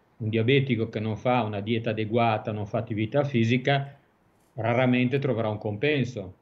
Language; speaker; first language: Italian; native; Italian